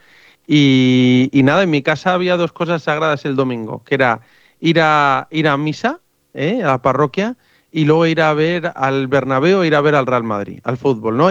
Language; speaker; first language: Spanish; native; Spanish